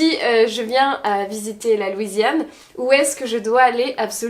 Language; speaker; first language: French; native; French